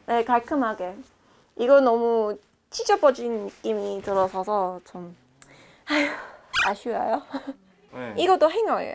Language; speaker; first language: Korean; non-native, fluent; English